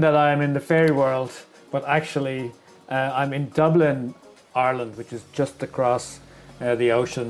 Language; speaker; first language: English; native; English